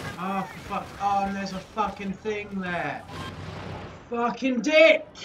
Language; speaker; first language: English; native; English